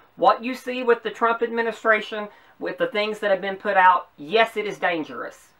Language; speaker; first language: English; native; English